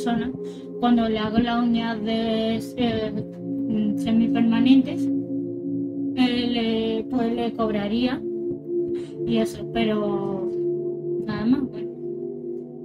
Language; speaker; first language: Spanish; early bilingual, other home language; Russian